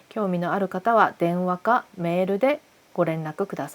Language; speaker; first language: Japanese; non-native, fluent; Korean